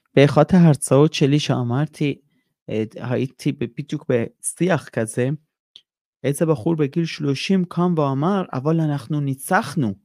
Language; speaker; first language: Hebrew; non-native, fluent; Persian